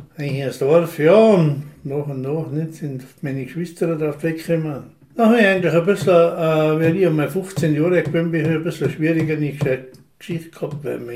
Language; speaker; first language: German; native; German